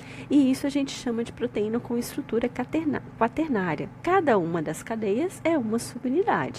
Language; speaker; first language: Portuguese; native; Portuguese